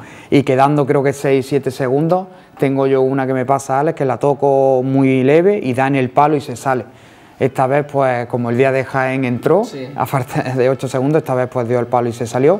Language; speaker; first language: Spanish; native; Spanish